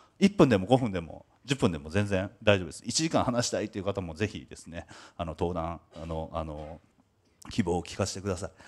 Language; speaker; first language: Japanese; native; Japanese